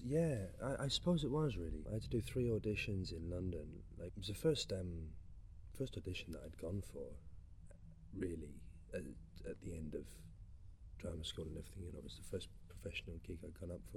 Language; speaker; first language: English; native; English